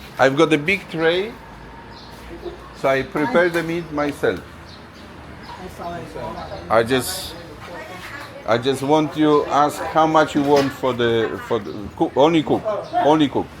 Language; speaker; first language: English; non-native, learner; Polish